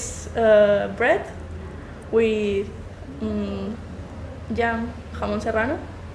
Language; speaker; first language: English; non-native, learner; Spanish